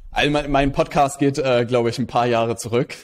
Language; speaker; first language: German; native; German